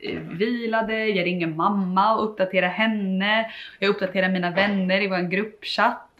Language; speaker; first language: Swedish; native; Swedish